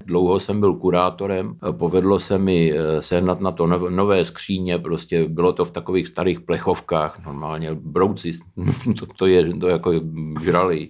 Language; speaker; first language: Czech; early bilingual, heritage; Czech